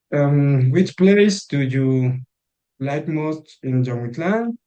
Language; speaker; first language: English; non-native, learner; Spanish